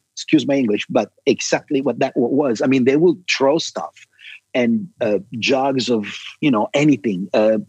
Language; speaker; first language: English; non-native, fluent; Italian